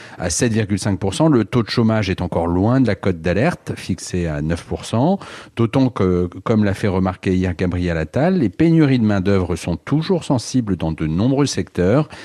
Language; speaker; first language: French; native; French